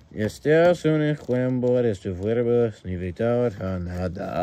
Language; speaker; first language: Spanish; non-native, learner; English